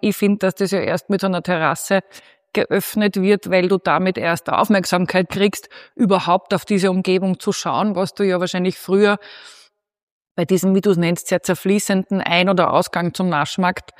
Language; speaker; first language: German; native; German